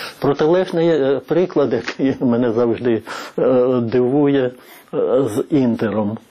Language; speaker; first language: Ukrainian; native; Ukrainian